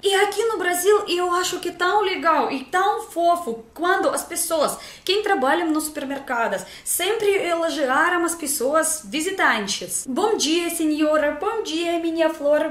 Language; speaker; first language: Portuguese; non-native, fluent; Russian